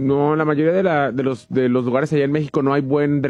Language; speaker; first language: Spanish; native; Spanish